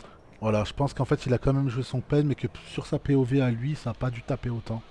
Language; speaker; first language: French; native; French